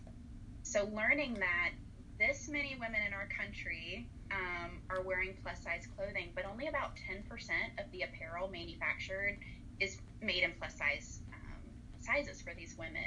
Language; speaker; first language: English; native; English